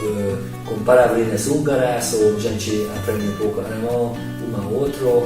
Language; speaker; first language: Portuguese; non-native, learner; Hungarian